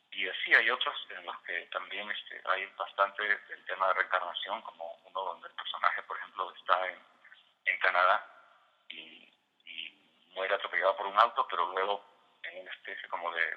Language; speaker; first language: Spanish; native; Spanish